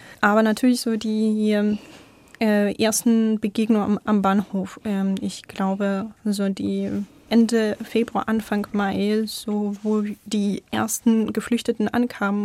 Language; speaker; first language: German; non-native, fluent; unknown